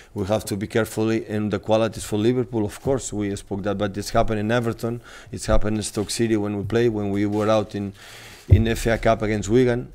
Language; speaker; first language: English; non-native, fluent; Catalan